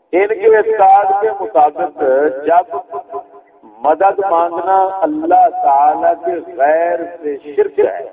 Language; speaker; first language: Urdu; non-native, local second language; Punjabi